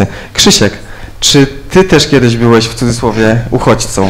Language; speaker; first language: Polish; native; Polish